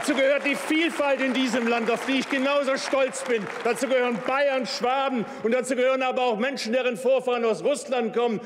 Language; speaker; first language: German; early bilingual, other home language; Turkish